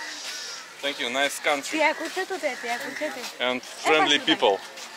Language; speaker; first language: English; non-native, learner; Russian